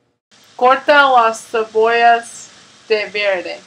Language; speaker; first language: Spanish; non-native, learner; English